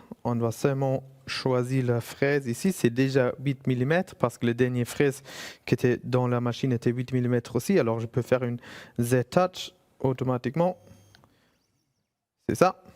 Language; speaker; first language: French; non-native, fluent; German